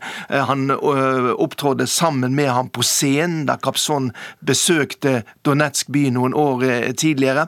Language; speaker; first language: Norwegian; native; Norwegian